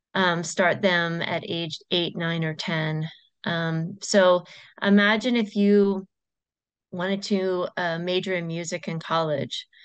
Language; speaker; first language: English; native; English